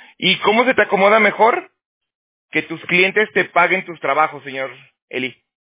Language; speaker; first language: Spanish; native; Spanish